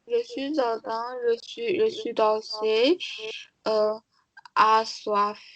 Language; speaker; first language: French; non-native, learner; Chinese